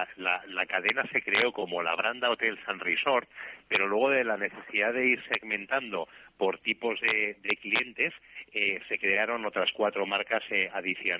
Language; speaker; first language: Spanish; native; Spanish